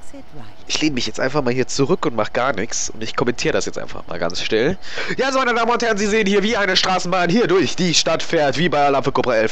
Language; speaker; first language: German; native; German